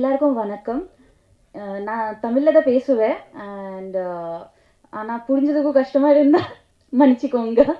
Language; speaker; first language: Tamil; non-native, fluent; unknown